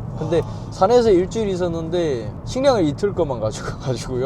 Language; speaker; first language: Korean; native; Korean